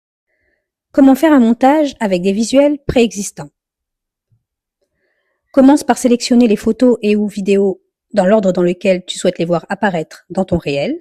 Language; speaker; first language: French; native; French